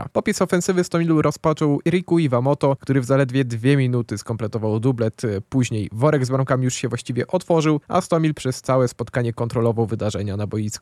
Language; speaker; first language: Polish; native; Polish